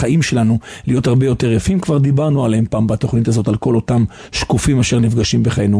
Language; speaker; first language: Hebrew; native; Hebrew